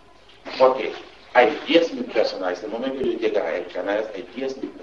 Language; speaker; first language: Spanish; non-native, learner; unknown